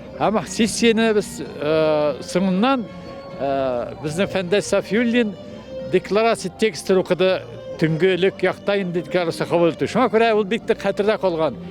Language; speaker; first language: Tatar; native; Tatar